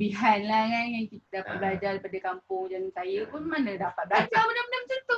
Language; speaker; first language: Malay; native; Malay